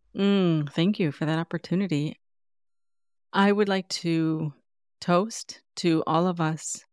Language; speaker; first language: English; native; English